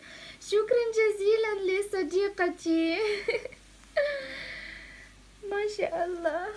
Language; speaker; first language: Arabic; non-native, fluent; Ukrainian